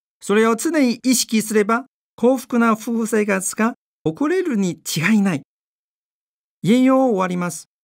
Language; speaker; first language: Japanese; non-native, fluent; Chinese